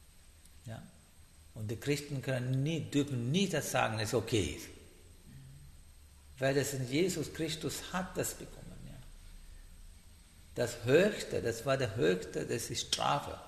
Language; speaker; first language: German; non-native, learner; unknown